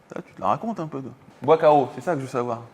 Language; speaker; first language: French; native; French